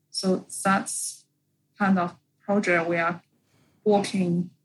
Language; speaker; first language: English; non-native, fluent; Chinese